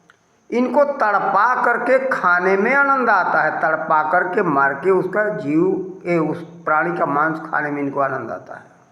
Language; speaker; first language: Hindi; native; Hindi